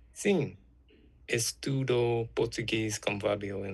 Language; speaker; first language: Portuguese; non-native, learner; English